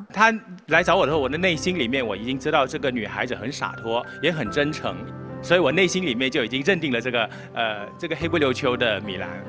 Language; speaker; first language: Chinese; native; Chinese